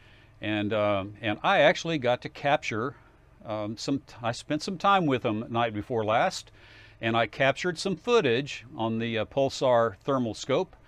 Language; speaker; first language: English; native; English